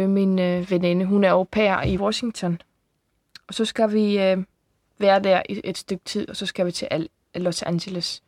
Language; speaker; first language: Danish; early bilingual, heritage; Icelandic